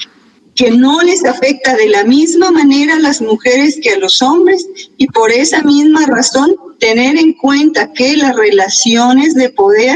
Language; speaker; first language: Spanish; native; Spanish